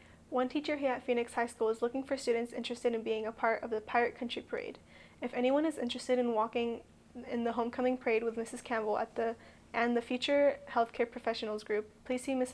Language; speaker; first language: English; native; English